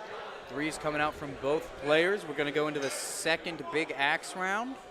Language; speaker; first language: English; native; English